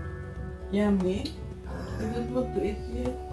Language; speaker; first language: English; non-native, local second language; Filipino